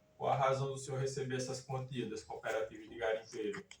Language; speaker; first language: Portuguese; native; Portuguese